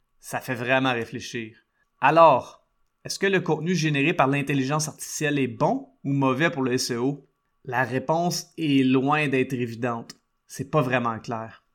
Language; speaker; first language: French; native; French